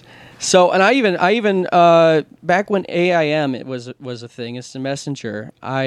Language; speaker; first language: English; native; English